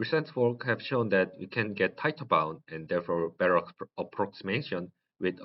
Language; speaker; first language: English; non-native, learner; Korean